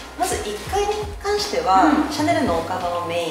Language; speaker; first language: Japanese; native; Japanese